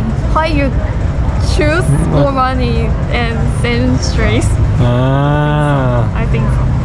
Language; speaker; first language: English; non-native, learner; Chinese